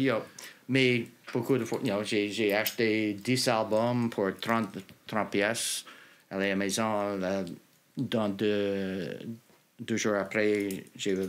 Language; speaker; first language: French; non-native, local second language; English